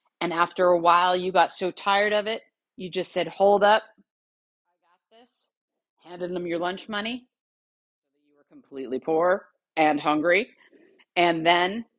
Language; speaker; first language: English; native; English